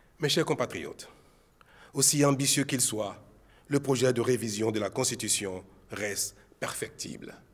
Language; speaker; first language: French; non-native, local second language; Fon